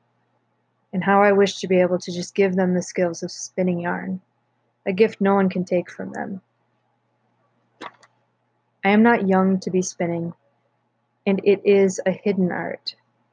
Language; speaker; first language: English; native; English